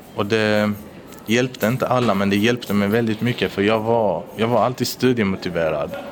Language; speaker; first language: Swedish; early bilingual, other home language; Persian